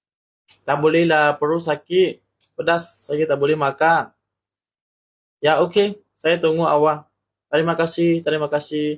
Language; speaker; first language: Indonesian; non-native, learner; Burmese